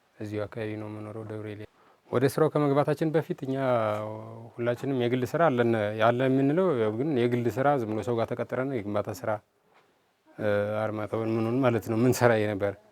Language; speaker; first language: Amharic; native; Amharic